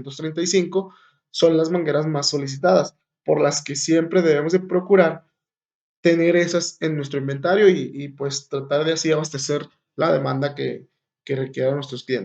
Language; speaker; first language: Spanish; native; Spanish